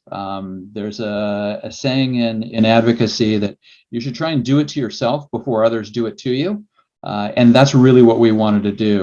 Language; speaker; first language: English; native; English